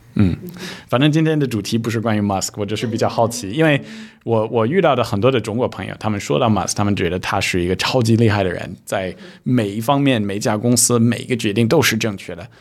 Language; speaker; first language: Chinese; early bilingual, heritage; Chinese